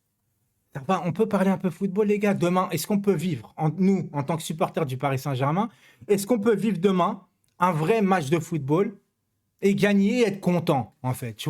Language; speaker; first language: French; native; French